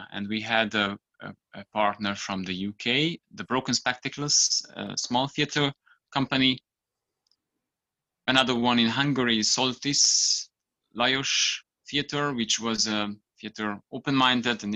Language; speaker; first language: English; non-native, fluent; Hungarian